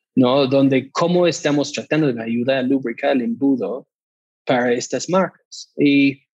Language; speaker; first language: Spanish; non-native, fluent; English